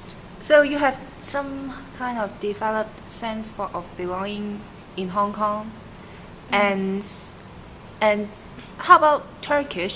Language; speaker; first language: English; non-native, learner; Cantonese